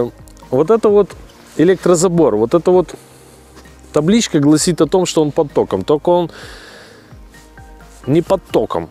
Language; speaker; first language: Russian; native; Russian